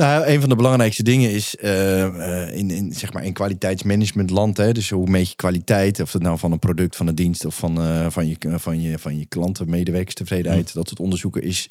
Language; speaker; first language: Dutch; native; Dutch